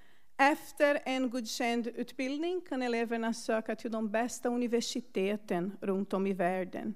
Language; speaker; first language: Swedish; non-native, fluent; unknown